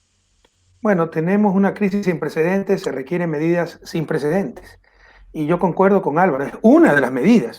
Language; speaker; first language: Spanish; native; Spanish